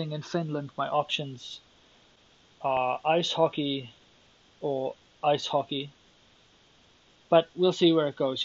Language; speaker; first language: English; native; English